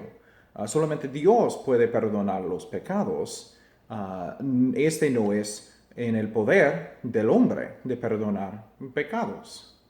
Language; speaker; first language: Spanish; non-native, fluent; English